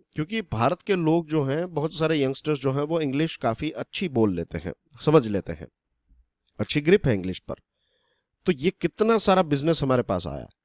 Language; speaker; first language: Hindi; non-native, local second language; Gujarati